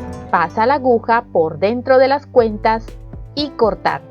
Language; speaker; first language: Spanish; native; Spanish